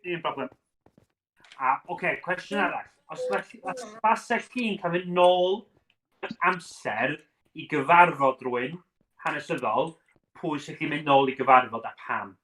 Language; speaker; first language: Welsh; native; Welsh